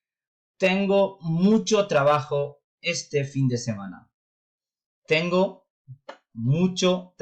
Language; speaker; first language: Spanish; non-native, fluent; Urdu